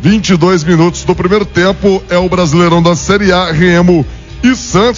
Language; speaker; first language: Portuguese; native; Portuguese